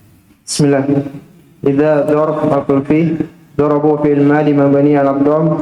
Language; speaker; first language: Arabic; non-native, learner; Indonesian